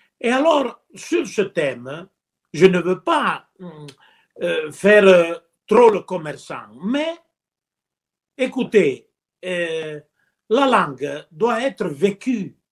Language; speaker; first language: French; non-native, local second language; Italian